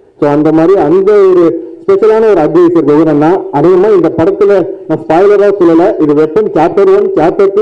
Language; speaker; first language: Tamil; native; Tamil